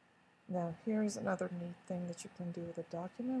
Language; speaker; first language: English; native; English